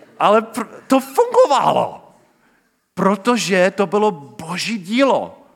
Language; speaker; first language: Czech; non-native, fluent; English